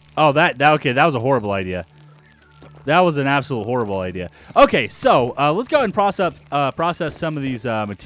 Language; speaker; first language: English; native; English